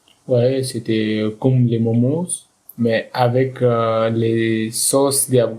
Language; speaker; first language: French; non-native, learner; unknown